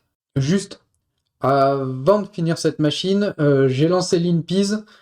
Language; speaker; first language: French; native; French